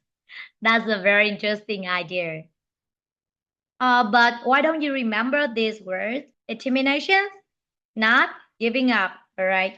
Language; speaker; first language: English; non-native, fluent; Vietnamese